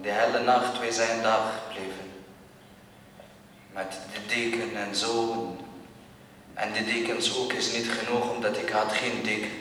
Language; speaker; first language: Dutch; non-native, learner; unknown